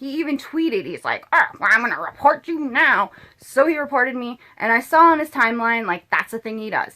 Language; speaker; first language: English; native; English